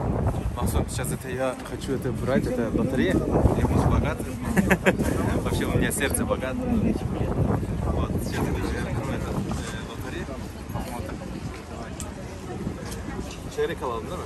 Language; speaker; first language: Russian; non-native, learner; Turkish